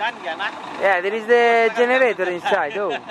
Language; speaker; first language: English; non-native, learner; Italian